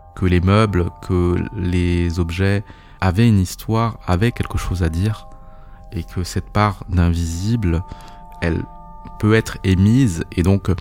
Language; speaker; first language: French; native; French